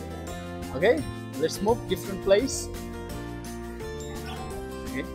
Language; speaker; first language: English; non-native, learner; Bangla